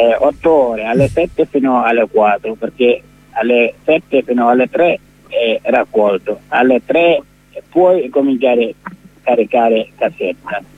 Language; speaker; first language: Italian; non-native, learner; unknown